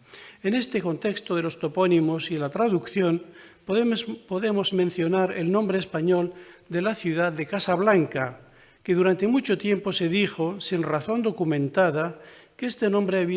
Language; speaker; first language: Spanish; non-native, fluent; Arabic